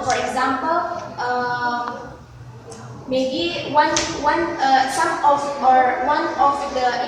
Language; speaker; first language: English; non-native, learner; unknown